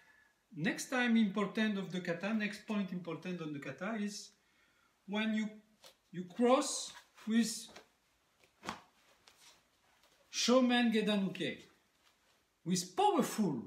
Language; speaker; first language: English; non-native, learner; French